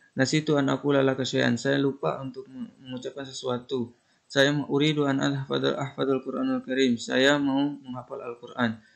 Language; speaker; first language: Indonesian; native; Indonesian